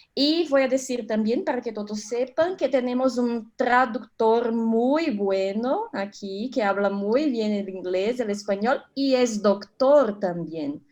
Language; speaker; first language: Spanish; non-native, fluent; Portuguese